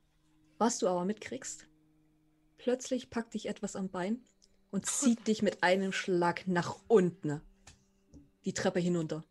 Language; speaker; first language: German; native; German